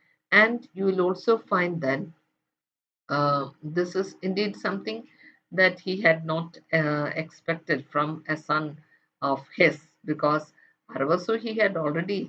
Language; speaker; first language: English; non-native, local second language; Malayalam